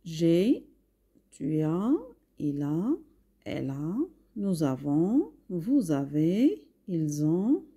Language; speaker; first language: French; non-native, local second language; Arabic